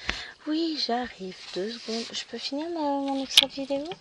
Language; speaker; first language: French; native; French